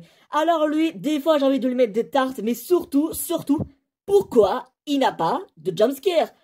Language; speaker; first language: French; native; French